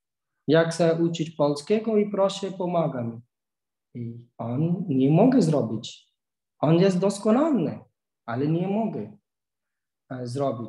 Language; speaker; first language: Polish; non-native, learner; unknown